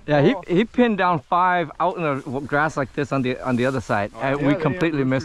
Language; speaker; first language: English; native; English